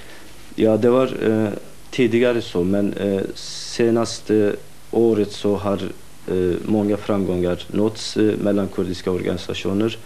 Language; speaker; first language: Swedish; non-native, fluent; Kurdish